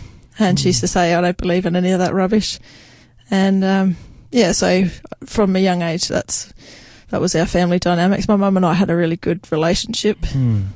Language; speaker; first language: English; native; English